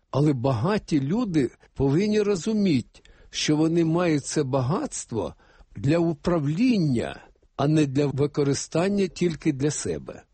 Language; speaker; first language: Ukrainian; native; Ukrainian